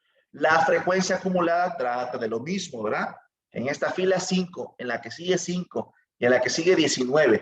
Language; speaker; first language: Spanish; native; Spanish